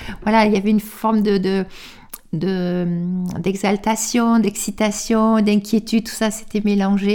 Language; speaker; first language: French; native; French